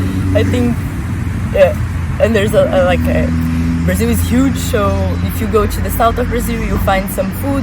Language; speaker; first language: English; non-native, fluent; Portuguese